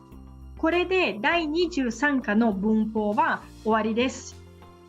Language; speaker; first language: Japanese; non-native, fluent; Portuguese